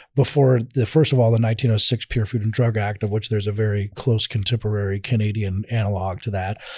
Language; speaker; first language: English; native; English